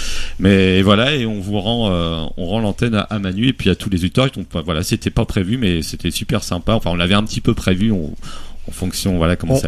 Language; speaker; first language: French; native; French